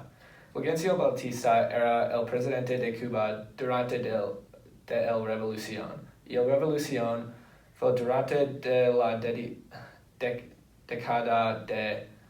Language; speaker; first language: Spanish; non-native, learner; English